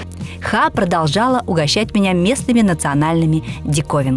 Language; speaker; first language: Russian; native; Russian